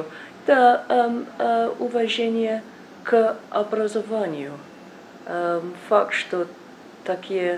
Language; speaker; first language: Russian; non-native, learner; English